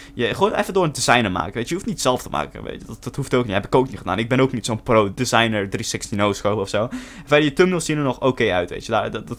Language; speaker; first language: Dutch; early bilingual, other home language; Turkish